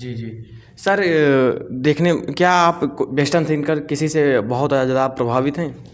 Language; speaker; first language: Hindi; native; Hindi